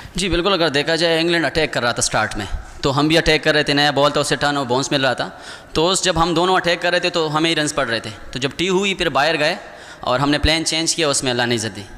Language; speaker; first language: Urdu; non-native, local second language; Pashto